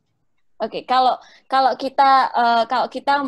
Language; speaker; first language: Indonesian; native; Indonesian